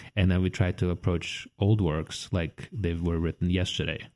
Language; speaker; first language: English; early bilingual, other home language; Russian